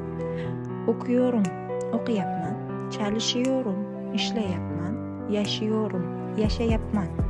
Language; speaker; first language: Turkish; non-native, fluent; Uzbek